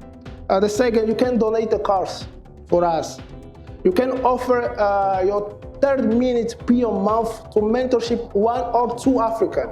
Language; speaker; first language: English; non-native, learner; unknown